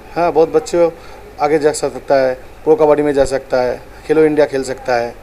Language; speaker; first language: Hindi; non-native, local second language; Bangla